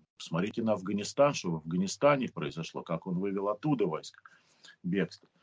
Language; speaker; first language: Russian; native; Russian